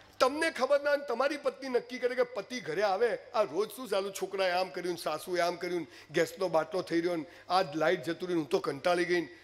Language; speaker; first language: Gujarati; native; Gujarati